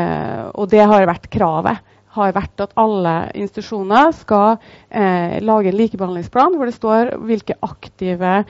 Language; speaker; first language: Norwegian; native; Norwegian